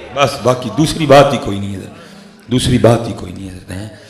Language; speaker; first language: Urdu; non-native, local second language; Punjabi